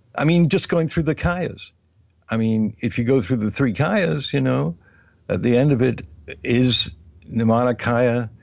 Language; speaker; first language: English; native; English